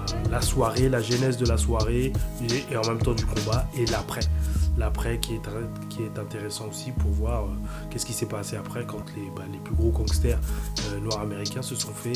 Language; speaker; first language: French; native; French